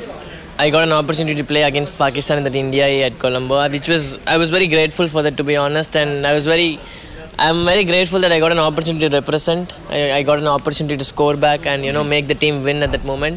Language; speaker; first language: English; non-native, local second language; Tamil